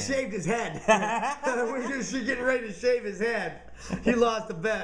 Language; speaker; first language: English; native; English